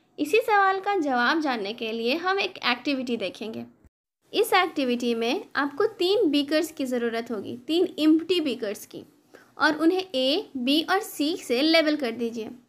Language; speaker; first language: Hindi; native; Hindi